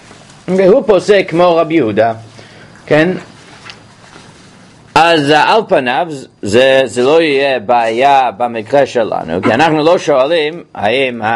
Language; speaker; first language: Hebrew; non-native, fluent; English